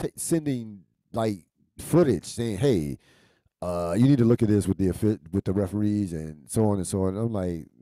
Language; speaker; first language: English; native; English